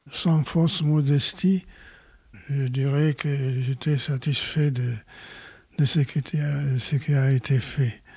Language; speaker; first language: French; non-native, local second language; Arabic